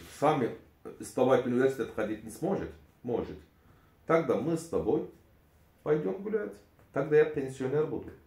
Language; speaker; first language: Russian; non-native, learner; Turkish